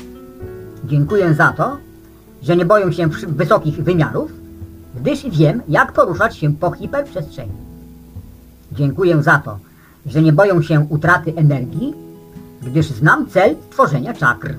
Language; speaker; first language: Polish; native; Polish